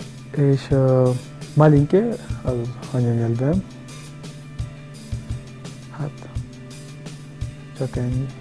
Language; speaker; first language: Hungarian; non-native, learner; Mandingo